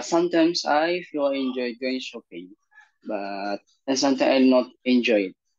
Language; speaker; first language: English; non-native, learner; Indonesian